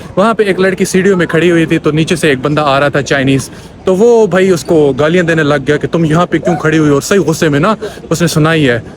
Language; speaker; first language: Urdu; non-native, local second language; Punjabi